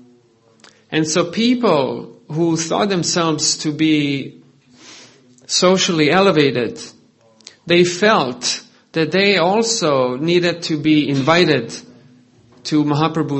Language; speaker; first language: English; non-native, fluent; Croatian